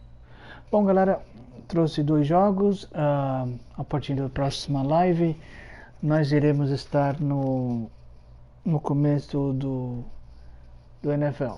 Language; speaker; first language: Portuguese; early bilingual, heritage; Portuguese